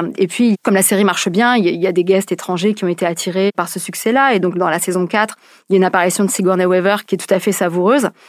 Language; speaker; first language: French; native; French